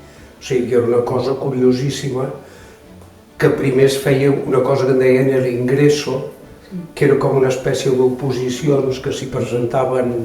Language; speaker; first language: Catalan; native; Catalan